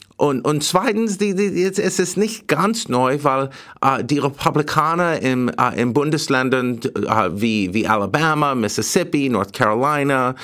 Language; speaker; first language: German; non-native, learner; English